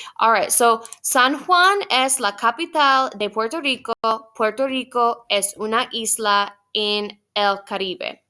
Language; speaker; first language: Spanish; non-native, fluent; English